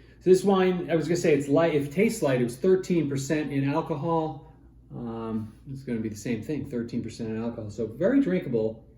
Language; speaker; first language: English; native; English